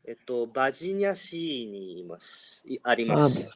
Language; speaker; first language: Japanese; non-native, learner; Spanish